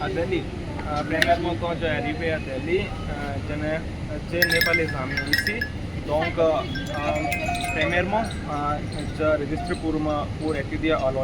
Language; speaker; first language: French; non-native, learner; Nepali